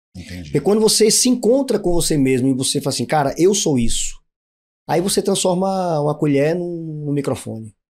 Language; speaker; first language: Portuguese; native; Portuguese